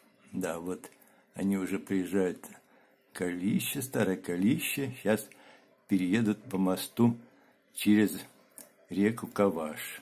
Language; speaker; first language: Russian; native; Russian